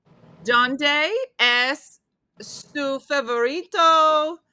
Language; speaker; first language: Spanish; non-native, learner; English